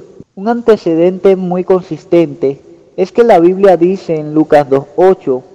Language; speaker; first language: Spanish; native; Spanish